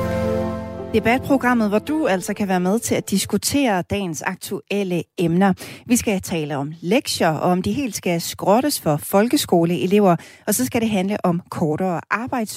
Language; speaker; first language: Danish; native; Danish